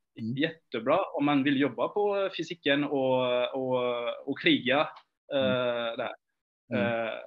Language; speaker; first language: Swedish; non-native, fluent; French